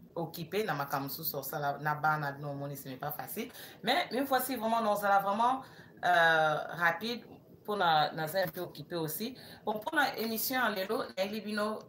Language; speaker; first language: French; non-native, local second language; Lingala